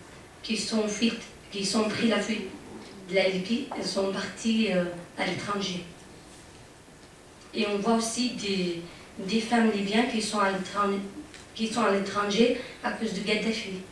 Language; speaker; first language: French; non-native, fluent; Arabic